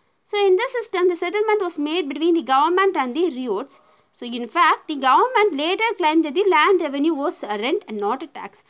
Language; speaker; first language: English; non-native, local second language; Tamil